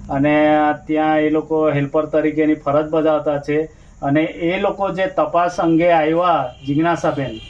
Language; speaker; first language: Gujarati; non-native, local second language; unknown